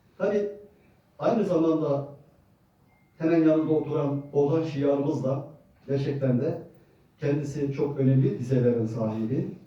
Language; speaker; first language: Turkish; native; Turkish